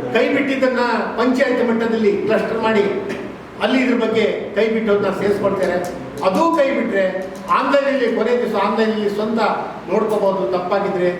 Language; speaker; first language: Kannada; non-native, local second language; Lambadi